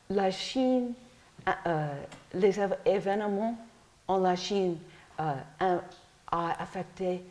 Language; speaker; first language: French; non-native, fluent; English